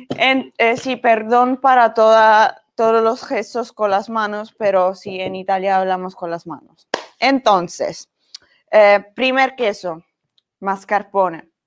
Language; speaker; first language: Spanish; non-native, fluent; Italian